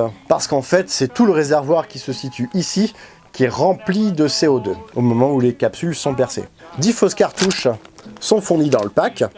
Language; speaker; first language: French; native; French